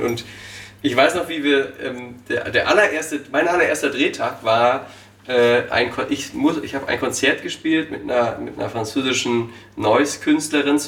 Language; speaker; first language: German; native; German